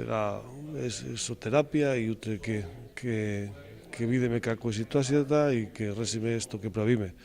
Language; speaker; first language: Macedonian; non-native, fluent; Spanish